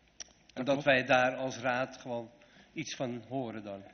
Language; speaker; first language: Dutch; native; Dutch